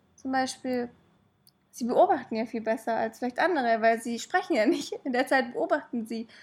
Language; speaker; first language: German; native; German